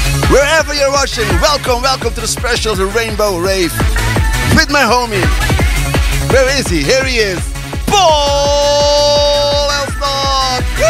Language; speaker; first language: English; non-native, fluent; Dutch